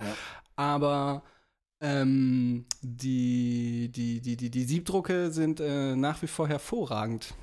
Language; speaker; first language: German; native; German